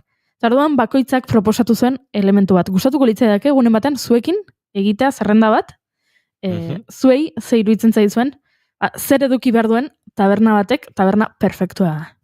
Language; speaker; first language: Basque; native; Basque